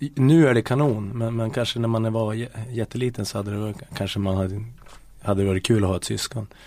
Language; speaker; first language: Swedish; native; Swedish